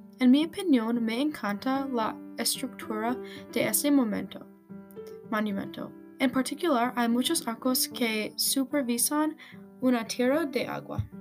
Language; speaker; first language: Spanish; non-native, learner; English